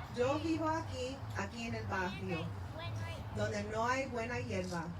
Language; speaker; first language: Spanish; early bilingual, heritage; Spanish